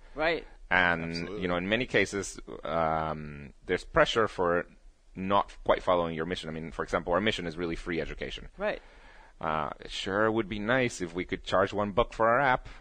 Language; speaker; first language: English; early bilingual, other home language; Spanish